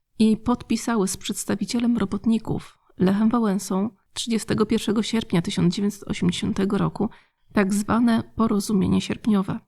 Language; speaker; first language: Polish; native; Polish